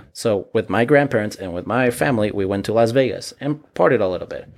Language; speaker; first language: English; early bilingual, other home language; Spanish